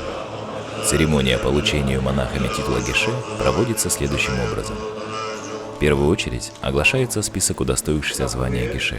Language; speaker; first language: Russian; native; Russian